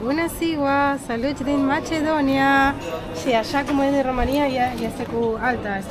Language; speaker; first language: Romanian; non-native, learner; Spanish